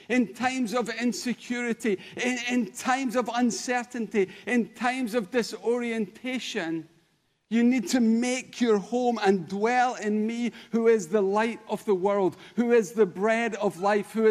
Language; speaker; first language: English; native; English